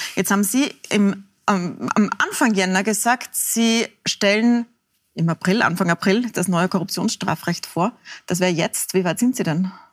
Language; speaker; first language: German; native; German